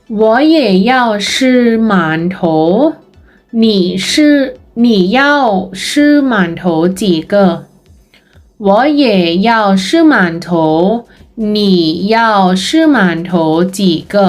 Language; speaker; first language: Chinese; non-native, fluent; Thai